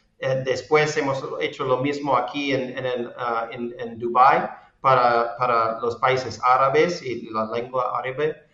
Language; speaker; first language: Spanish; non-native, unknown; English